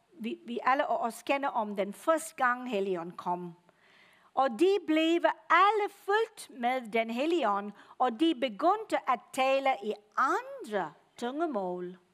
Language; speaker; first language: Danish; non-native, fluent; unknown